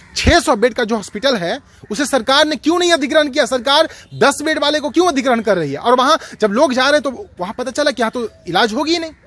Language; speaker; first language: Hindi; native; Hindi